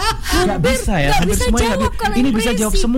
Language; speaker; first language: Indonesian; native; Indonesian